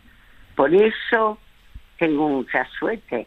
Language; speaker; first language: Spanish; early bilingual, other home language; French